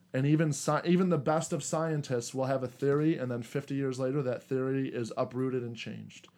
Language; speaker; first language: English; native; English